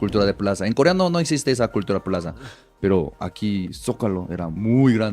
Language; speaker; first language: Spanish; non-native, fluent; Korean